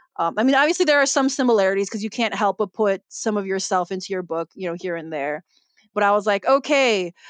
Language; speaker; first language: English; native; English